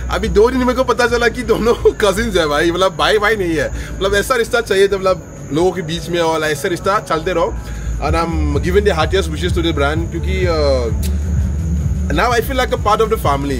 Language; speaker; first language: Hindi; non-native, fluent; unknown